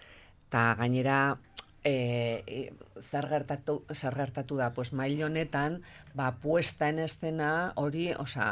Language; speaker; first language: Basque; non-native, local second language; Spanish